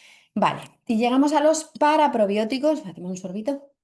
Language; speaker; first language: Spanish; native; Spanish